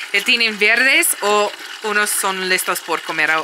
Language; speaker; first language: Spanish; non-native, learner; English